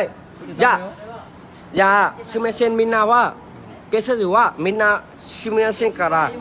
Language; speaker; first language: Japanese; non-native, learner; Vietnamese